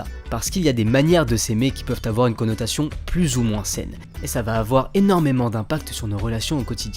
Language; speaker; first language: French; native; French